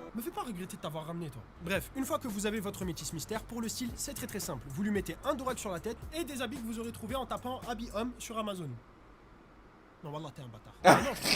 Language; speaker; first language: French; native; French